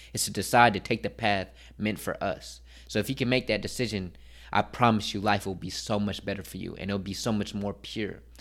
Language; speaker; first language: English; native; English